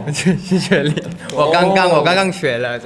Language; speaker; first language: Chinese; non-native, learner; Thai